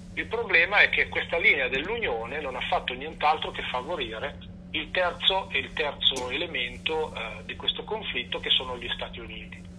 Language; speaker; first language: Italian; native; Italian